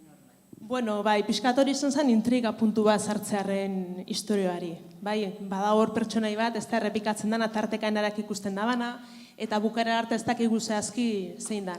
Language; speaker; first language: Basque; native; Basque